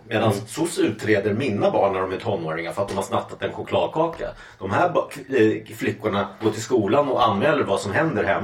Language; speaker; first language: Swedish; native; Swedish